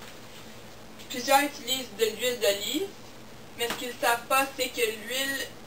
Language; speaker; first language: French; non-native, local second language; English